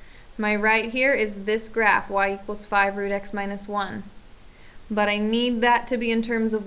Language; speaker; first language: English; native; English